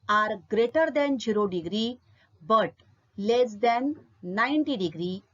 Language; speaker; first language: English; non-native, local second language; Marathi